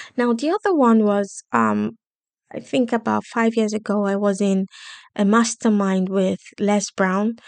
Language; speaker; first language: English; non-native, local second language; Yoruba